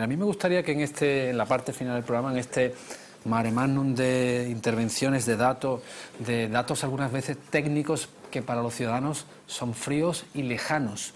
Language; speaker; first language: Spanish; native; Spanish